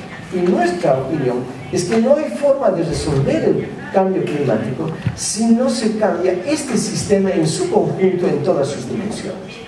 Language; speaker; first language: Spanish; native; Spanish